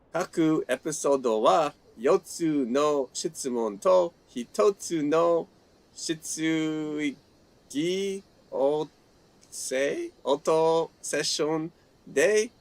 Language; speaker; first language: Japanese; non-native, fluent; English